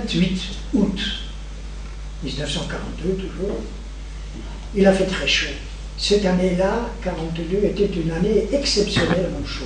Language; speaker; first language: French; native; French